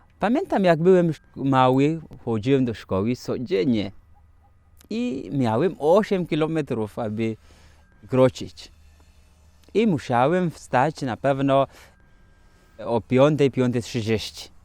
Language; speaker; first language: Polish; non-native, fluent; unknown